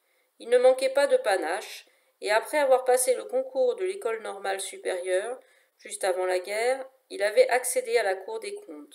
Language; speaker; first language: French; native; French